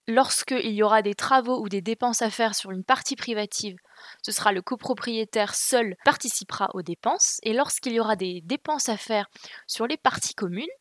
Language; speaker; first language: French; native; French